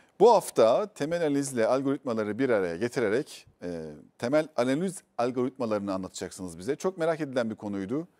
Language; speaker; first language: Turkish; native; Turkish